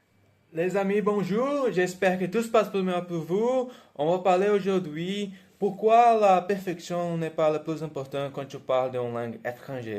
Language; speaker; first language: French; non-native, fluent; Portuguese